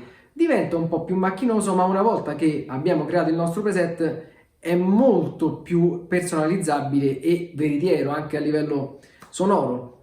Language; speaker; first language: Italian; native; Italian